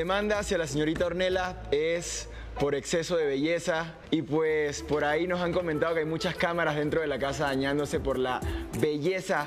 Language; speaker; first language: Spanish; native; Spanish